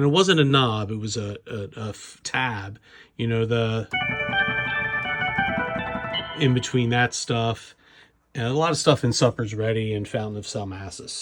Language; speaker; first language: English; native; English